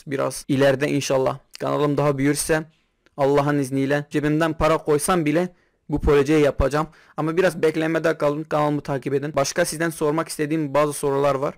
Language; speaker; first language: Turkish; non-native, local second language; Kurdish